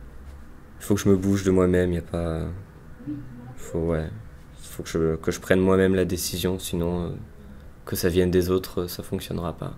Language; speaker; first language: French; native; French